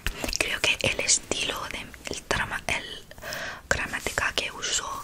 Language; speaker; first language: Spanish; non-native, learner; English